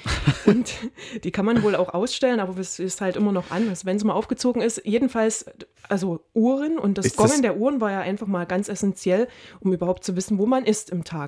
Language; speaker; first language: German; native; German